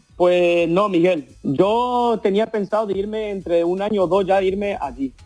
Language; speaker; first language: Spanish; early bilingual, heritage; Spanish